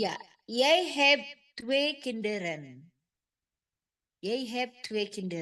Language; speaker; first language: Dutch; non-native, learner; Indonesian